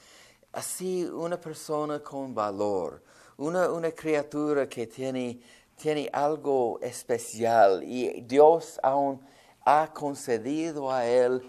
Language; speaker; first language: Spanish; non-native, fluent; English